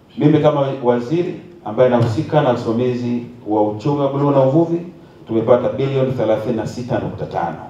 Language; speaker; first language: Swahili; native; Swahili